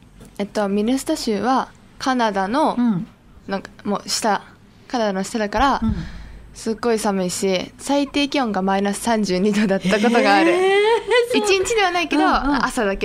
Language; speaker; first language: Japanese; native; Japanese